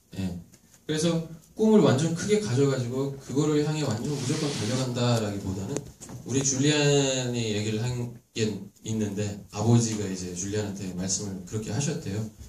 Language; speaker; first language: Korean; non-native, fluent; Turkish